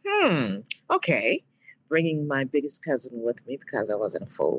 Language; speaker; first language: English; native; English